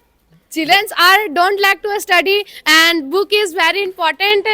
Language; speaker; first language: English; non-native, learner; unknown